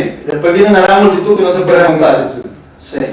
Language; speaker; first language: Spanish; native; Spanish